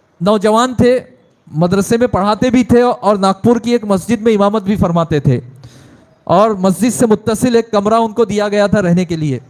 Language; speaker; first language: Urdu; native; Urdu